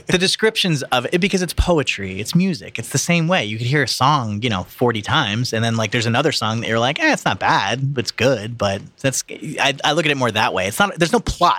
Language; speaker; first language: English; native; English